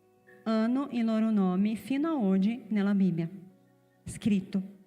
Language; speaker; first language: Italian; non-native, fluent; Portuguese